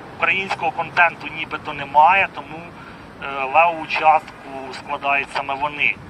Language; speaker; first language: Ukrainian; native; Ukrainian